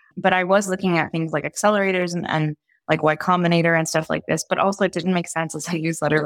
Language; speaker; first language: English; early bilingual, heritage; Italian